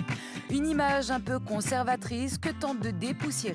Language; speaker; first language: French; native; French